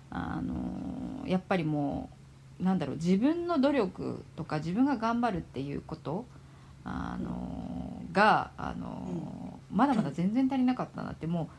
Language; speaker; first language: Japanese; native; Japanese